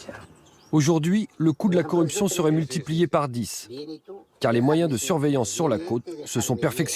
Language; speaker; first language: French; native; French